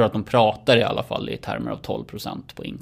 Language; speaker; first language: Swedish; native; Swedish